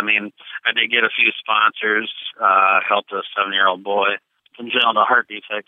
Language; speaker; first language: English; native; English